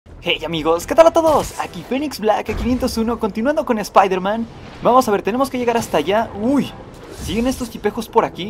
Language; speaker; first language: Spanish; native; Spanish